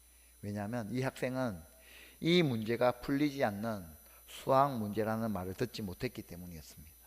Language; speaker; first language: Korean; native; Korean